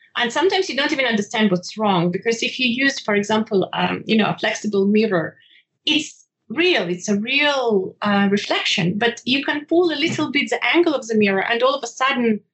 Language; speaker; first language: English; non-native, fluent; Ukrainian